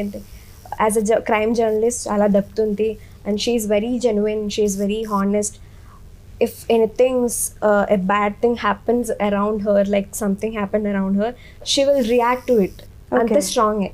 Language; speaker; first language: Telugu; non-native, learner; Malayalam